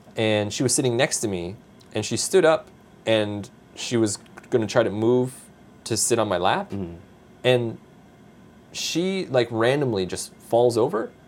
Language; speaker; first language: English; native; English